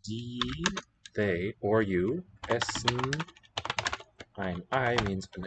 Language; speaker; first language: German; non-native, learner; English